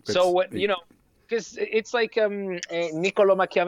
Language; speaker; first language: English; non-native, fluent; Spanish